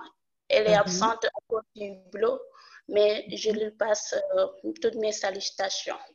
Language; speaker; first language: French; non-native, local second language; Wolof